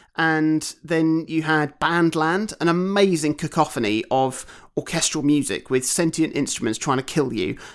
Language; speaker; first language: English; native; English